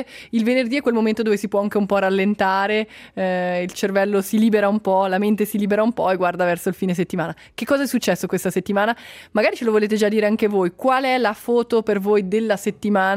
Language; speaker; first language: Italian; native; Italian